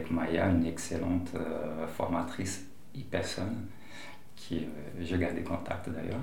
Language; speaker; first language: French; non-native, fluent; Portuguese